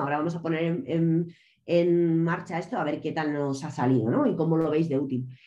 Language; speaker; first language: Spanish; native; Spanish